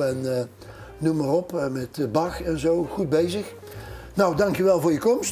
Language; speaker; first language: Dutch; native; Dutch